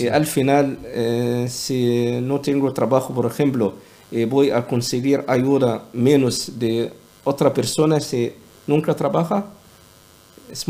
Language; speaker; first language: Spanish; non-native, learner; Arabic